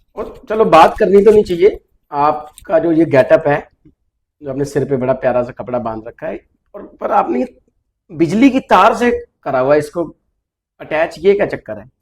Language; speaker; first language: Hindi; non-native, local second language; Punjabi